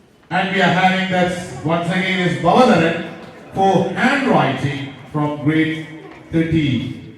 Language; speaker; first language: English; non-native, local second language; Tamil